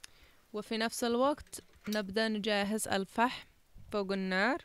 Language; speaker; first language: Arabic; non-native, learner; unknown